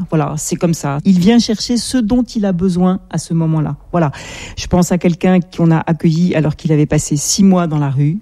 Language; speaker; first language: French; native; French